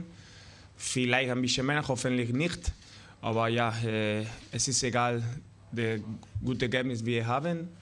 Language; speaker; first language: German; non-native, learner; Spanish